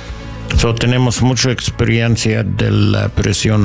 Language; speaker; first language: Spanish; non-native, learner; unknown